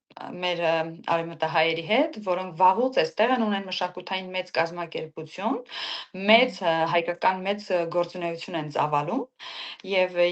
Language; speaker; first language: Armenian; native; Armenian